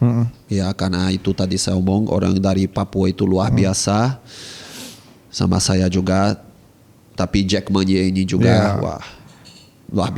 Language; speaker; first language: Indonesian; non-native, fluent; Portuguese